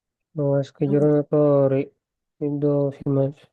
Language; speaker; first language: Japanese; non-native, learner; Indonesian